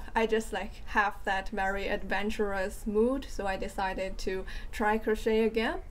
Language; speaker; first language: English; non-native, fluent; Chinese